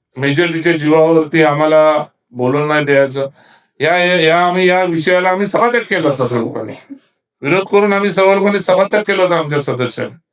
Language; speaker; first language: Marathi; native; Marathi